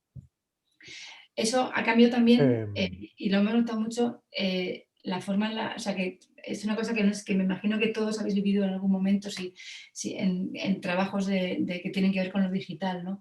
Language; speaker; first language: Spanish; native; Spanish